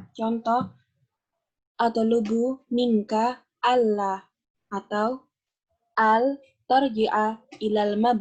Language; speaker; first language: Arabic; non-native, learner; Indonesian